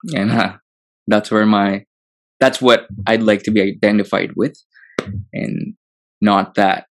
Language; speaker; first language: English; non-native, local second language; Telugu